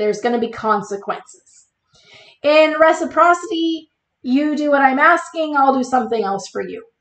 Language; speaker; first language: English; native; English